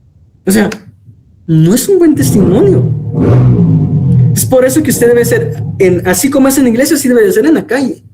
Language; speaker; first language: Spanish; native; Spanish